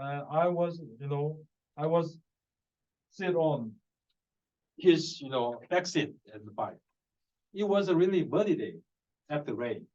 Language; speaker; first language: English; non-native, fluent; Korean